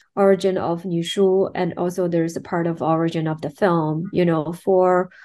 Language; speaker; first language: English; non-native, fluent; Chinese